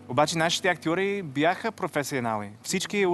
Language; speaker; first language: Bulgarian; non-native, learner; English